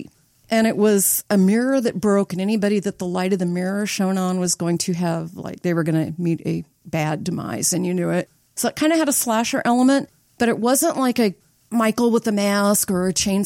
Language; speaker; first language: English; native; English